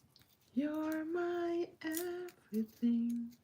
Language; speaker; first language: English; non-native, learner; Filipino